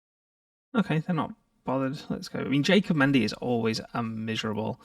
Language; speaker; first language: English; native; English